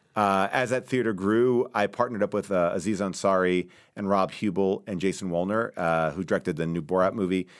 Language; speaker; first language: English; native; English